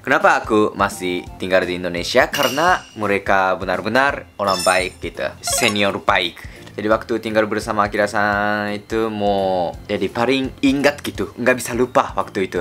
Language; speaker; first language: Indonesian; non-native, fluent; Japanese